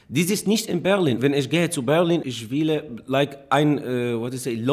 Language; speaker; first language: German; non-native, learner; Arabic